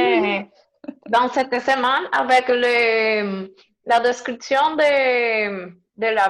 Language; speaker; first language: French; non-native, learner; Spanish